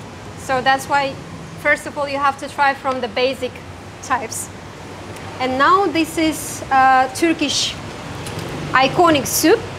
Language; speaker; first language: English; non-native, fluent; Kazakh